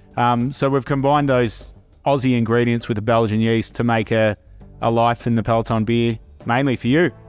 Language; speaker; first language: English; native; English